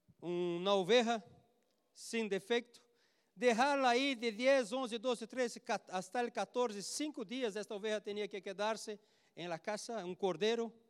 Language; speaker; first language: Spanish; non-native, learner; Portuguese